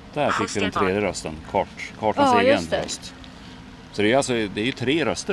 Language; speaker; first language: Swedish; native; Swedish